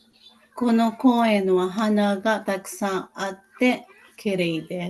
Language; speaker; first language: Japanese; non-native, learner; Filipino